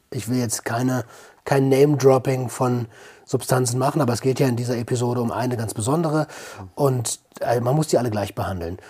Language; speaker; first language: German; native; German